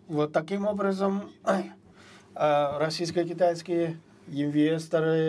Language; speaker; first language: Russian; non-native, fluent; Chinese